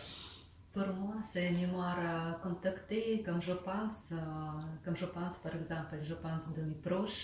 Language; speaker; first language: French; non-native, learner; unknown